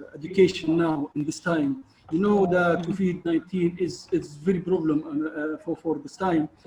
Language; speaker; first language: English; non-native, learner; Arabic